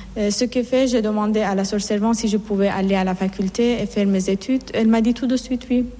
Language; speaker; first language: French; non-native, fluent; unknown